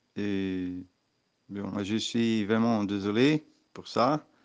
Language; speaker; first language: French; non-native, learner; Portuguese